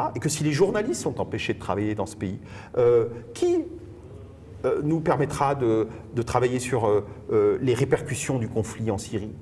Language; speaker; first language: French; native; French